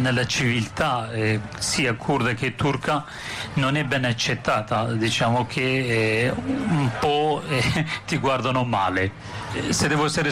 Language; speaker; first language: Italian; non-native, fluent; Turkish